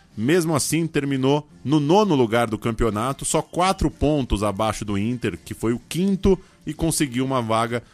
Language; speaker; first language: Portuguese; native; Portuguese